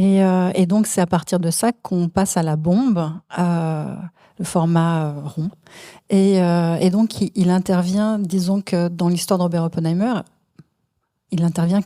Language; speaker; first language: French; native; French